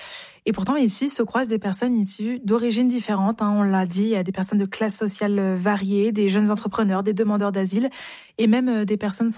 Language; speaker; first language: French; native; French